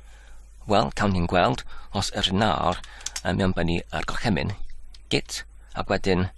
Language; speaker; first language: Welsh; non-native, learner; Polish